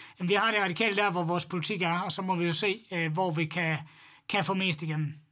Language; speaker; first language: Danish; native; Danish